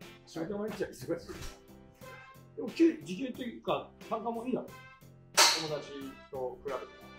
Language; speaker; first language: Japanese; native; Japanese